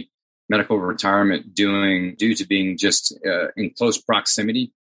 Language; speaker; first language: English; native; English